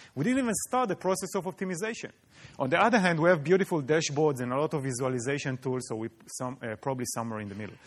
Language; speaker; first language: English; non-native, fluent; Hebrew